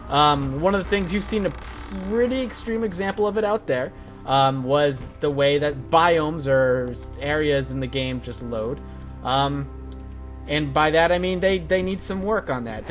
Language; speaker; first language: English; native; English